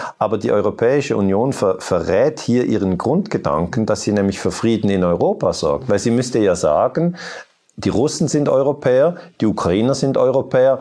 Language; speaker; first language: German; native; German